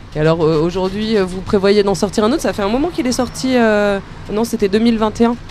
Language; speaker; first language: French; native; French